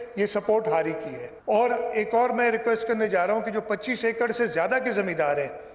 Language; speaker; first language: Urdu; non-native, local second language; Sindhi